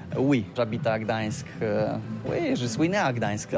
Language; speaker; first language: French; non-native, learner; Polish